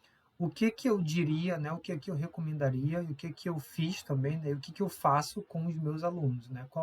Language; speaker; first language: Portuguese; native; Portuguese